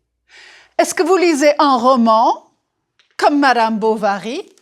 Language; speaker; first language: French; non-native, fluent; English